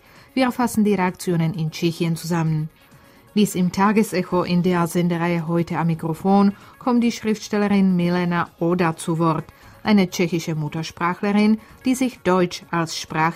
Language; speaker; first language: German; non-native, fluent; Czech